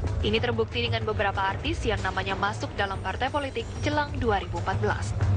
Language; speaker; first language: Indonesian; native; Indonesian